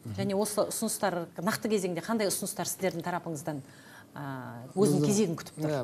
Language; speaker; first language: Kazakh; native; Kazakh